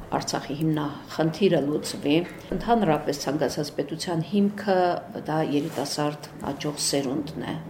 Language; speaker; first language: Armenian; native; Armenian